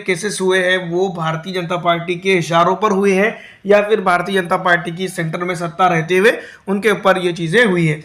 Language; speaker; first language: Hindi; native; Hindi